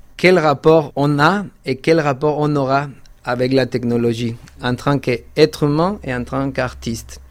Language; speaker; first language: French; non-native, fluent; Spanish